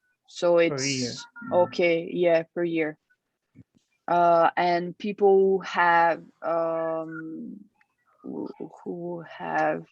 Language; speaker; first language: English; non-native, fluent; French